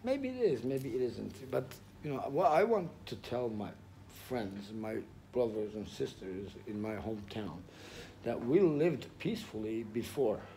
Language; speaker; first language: English; non-native, fluent; Turkish